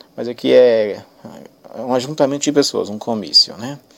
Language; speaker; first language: Portuguese; native; Portuguese